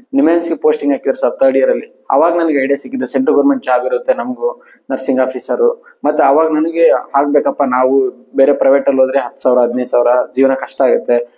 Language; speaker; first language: Kannada; native; Kannada